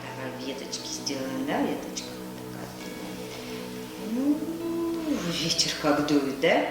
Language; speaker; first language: Russian; native; Russian